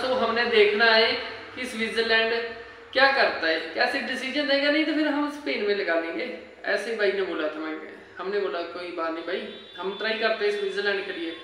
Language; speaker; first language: Hindi; non-native, local second language; Punjabi